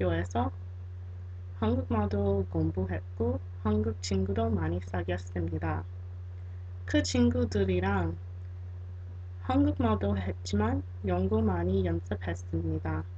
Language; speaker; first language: Korean; non-native, learner; English